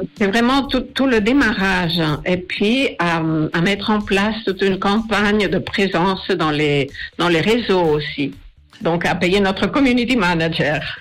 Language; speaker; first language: French; non-native, fluent; Spanish